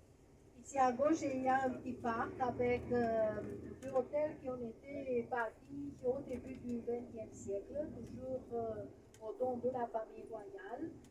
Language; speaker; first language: French; non-native, fluent; Romanian